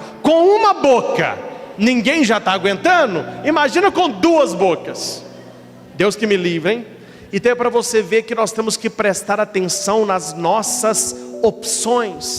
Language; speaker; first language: Portuguese; native; Portuguese